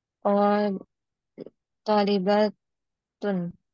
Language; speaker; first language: Arabic; non-native, learner; Indonesian